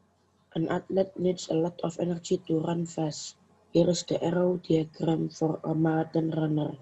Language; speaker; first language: English; non-native, local second language; Indonesian